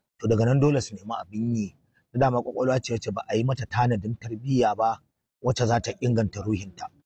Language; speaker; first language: Hausa; native; Hausa